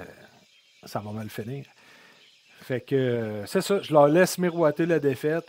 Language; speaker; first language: French; native; French